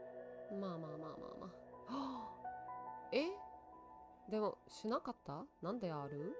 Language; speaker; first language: Japanese; non-native, learner; Russian